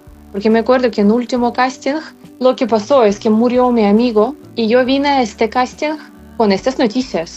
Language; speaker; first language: Spanish; non-native, fluent; Ukrainian